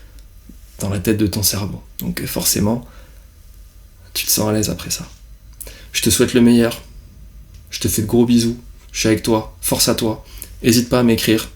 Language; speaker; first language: French; native; French